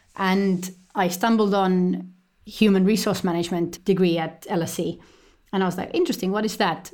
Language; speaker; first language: English; non-native, fluent; Estonian